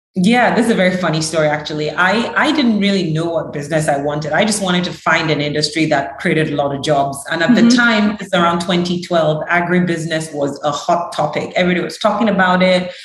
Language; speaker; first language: English; early bilingual, other home language; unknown